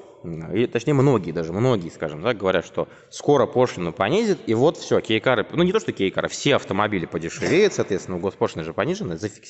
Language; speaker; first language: Russian; native; Russian